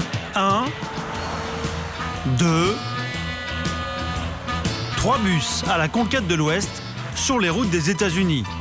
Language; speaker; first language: French; native; French